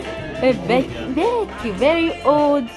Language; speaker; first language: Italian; non-native, learner; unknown